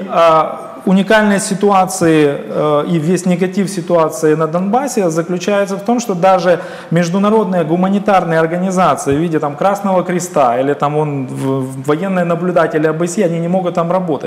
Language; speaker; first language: Russian; native; Russian